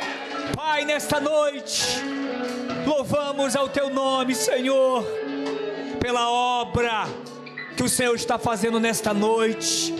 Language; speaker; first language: Portuguese; native; Portuguese